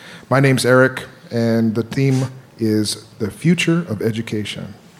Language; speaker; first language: English; native; English